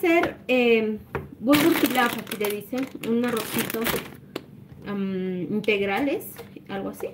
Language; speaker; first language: Spanish; native; Spanish